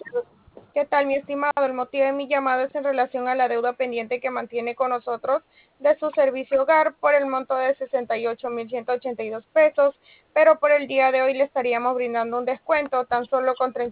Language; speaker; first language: Spanish; native; Spanish